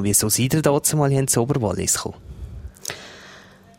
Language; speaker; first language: German; native; German